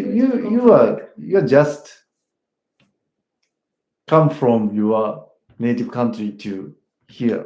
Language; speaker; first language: English; non-native, learner; Japanese